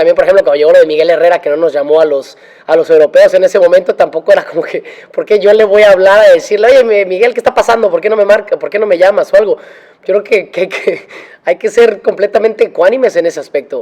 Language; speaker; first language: Spanish; native; Spanish